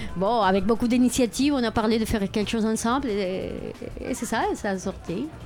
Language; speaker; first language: French; non-native, fluent; Spanish